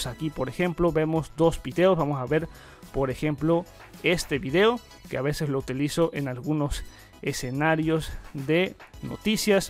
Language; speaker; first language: Spanish; native; Spanish